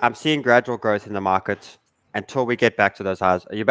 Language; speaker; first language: English; native; English